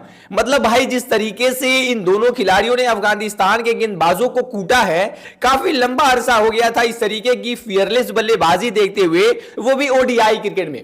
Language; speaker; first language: Hindi; native; Hindi